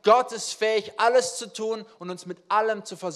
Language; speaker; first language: German; native; German